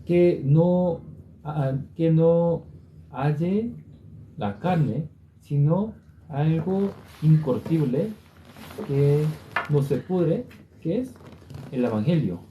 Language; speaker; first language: Spanish; non-native, learner; Korean